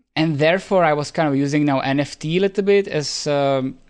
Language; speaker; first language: English; non-native, fluent; Czech